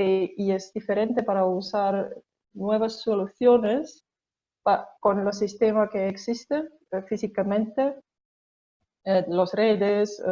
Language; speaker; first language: Spanish; non-native, fluent; Estonian